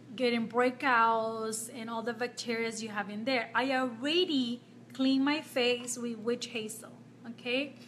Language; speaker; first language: English; non-native, fluent; Spanish